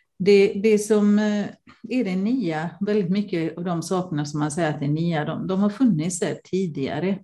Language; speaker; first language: Swedish; non-native, fluent; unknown